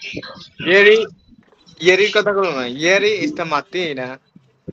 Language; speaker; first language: Italian; non-native, learner; Bangla